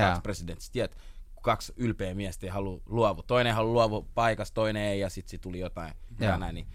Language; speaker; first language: Finnish; early bilingual, other home language; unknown